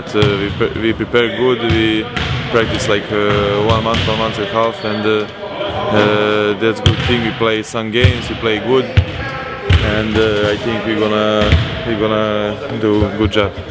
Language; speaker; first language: English; non-native, learner; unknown